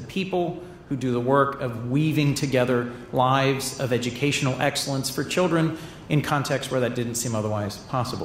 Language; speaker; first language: English; native; English